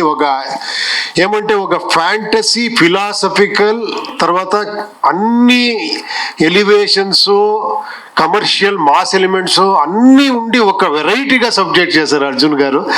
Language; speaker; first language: Telugu; non-native, local second language; Kannada